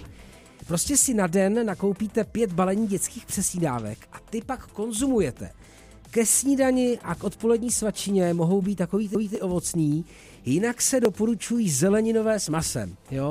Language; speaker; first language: Czech; native; Czech